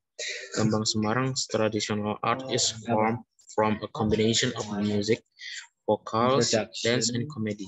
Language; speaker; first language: English; non-native, learner; Indonesian